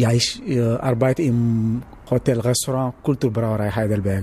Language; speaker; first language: German; non-native, learner; Wolof